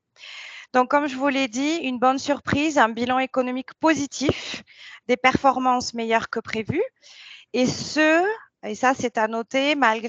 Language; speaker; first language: French; native; French